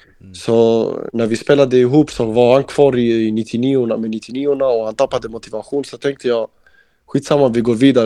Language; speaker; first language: Swedish; early bilingual, other home language; Albanian